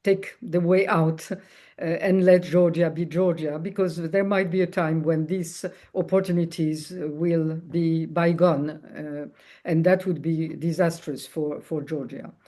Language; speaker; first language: English; non-native, fluent; Georgian